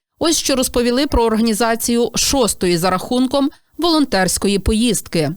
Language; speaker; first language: Ukrainian; native; Ukrainian